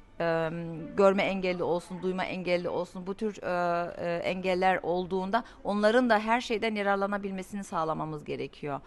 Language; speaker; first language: Turkish; early bilingual, heritage; Turkish